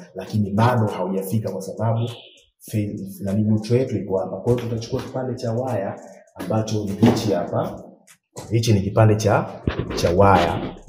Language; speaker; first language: Swahili; native; Swahili